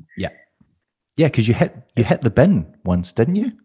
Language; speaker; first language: English; native; English